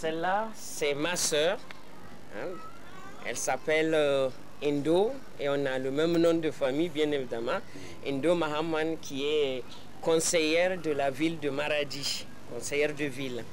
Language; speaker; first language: French; non-native, local second language; Hausa